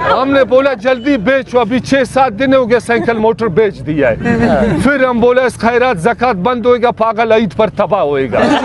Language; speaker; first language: Urdu; non-native, local second language; Pashto